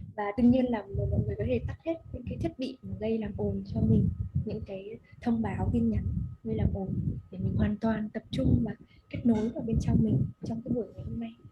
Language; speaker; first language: Vietnamese; native; Vietnamese